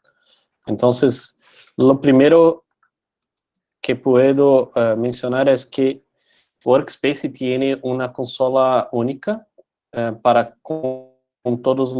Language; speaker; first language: Spanish; non-native, learner; Portuguese